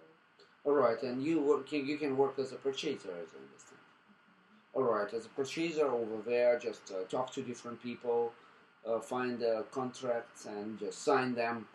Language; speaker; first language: English; non-native, fluent; Russian